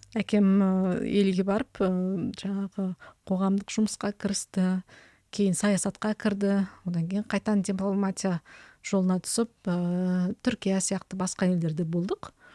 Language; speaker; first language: Kazakh; early bilingual, heritage; Kazakh